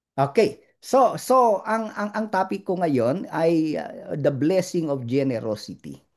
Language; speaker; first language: Filipino; non-native, local second language; Iloko